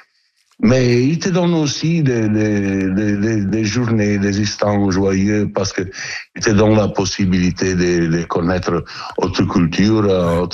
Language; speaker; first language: French; non-native, learner; Italian